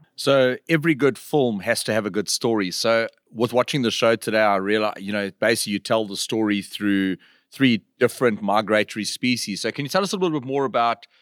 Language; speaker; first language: English; native; English